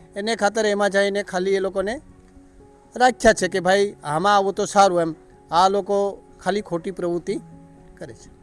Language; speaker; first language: Gujarati; non-native, local second language; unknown